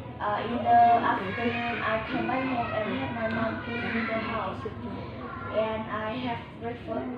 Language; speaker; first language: English; non-native, learner; Vietnamese